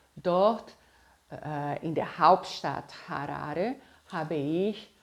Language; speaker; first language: German; non-native, fluent; Portuguese